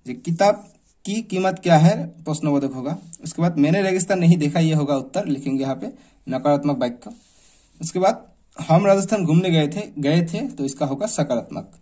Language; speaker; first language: Hindi; non-native, local second language; Assamese